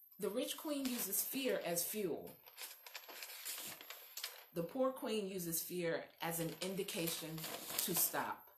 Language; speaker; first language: English; native; English